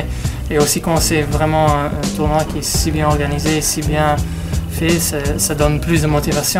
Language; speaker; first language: French; non-native, fluent; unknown